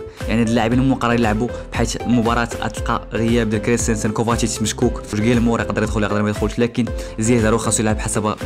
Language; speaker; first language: Arabic; native; Arabic